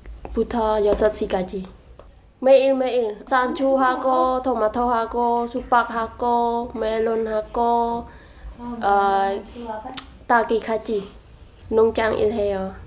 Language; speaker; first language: Korean; non-native, learner; Khmer